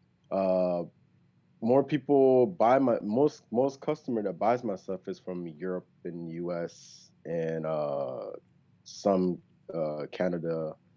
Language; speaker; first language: English; early bilingual, other home language; Japanese